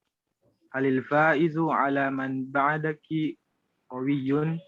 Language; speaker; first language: Arabic; non-native, learner; Indonesian